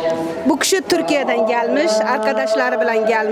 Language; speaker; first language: Turkish; non-native, learner; Uzbek